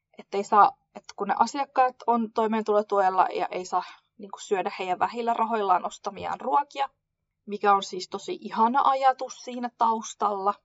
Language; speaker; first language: Finnish; early bilingual, other home language; Kurdish